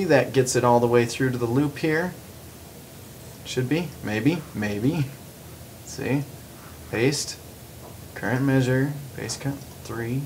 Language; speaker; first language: English; native; English